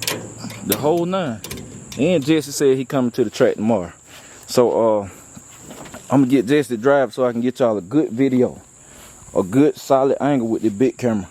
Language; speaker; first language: English; native; English